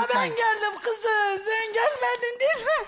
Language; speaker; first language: Turkish; native; Turkish